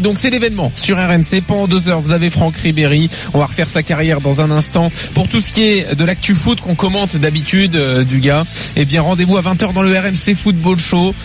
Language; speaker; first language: French; native; French